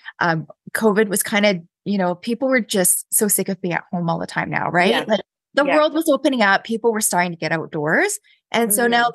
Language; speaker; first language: English; native; English